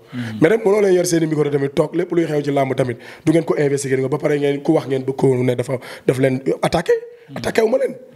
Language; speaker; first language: Wolof; native; Wolof